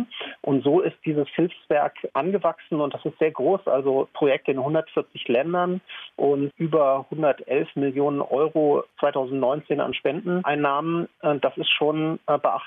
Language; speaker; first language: German; native; German